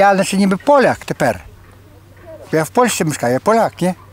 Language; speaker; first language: Polish; non-native, local second language; Ukrainian